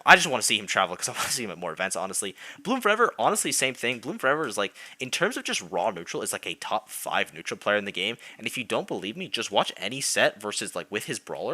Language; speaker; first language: English; native; English